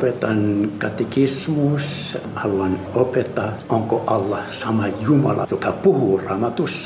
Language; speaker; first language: Finnish; non-native, learner; Arabic